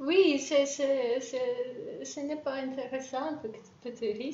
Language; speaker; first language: French; non-native, learner; Russian